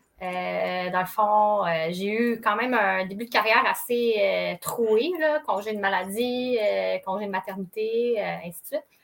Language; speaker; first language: French; native; French